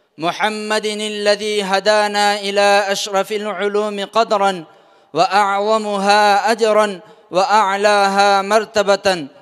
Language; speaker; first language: Urdu; native; Urdu